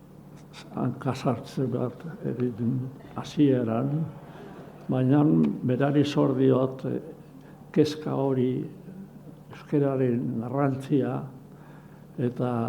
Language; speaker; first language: Basque; non-native, local second language; Spanish